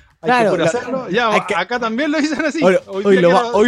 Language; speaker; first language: Spanish; native; Spanish